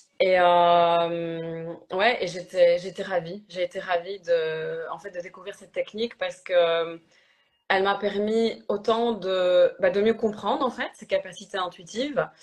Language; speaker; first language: French; early bilingual, other home language; Polish